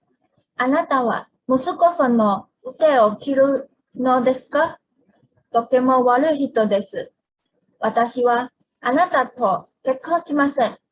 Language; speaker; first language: Japanese; non-native, learner; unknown